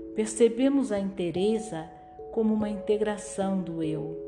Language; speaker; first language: Portuguese; non-native, fluent; French